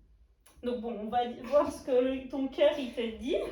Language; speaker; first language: French; native; French